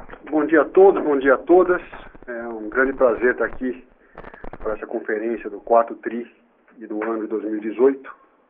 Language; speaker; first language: Portuguese; native; Portuguese